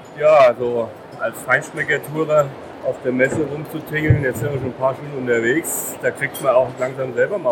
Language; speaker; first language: German; native; German